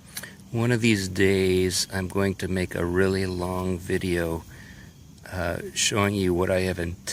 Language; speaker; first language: English; native; English